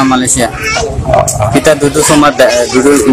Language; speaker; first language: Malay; non-native, learner; Rohingya